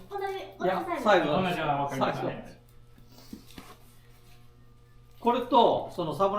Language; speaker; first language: Japanese; native; Japanese